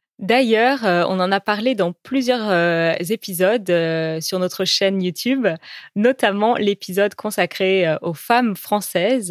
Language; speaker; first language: French; native; French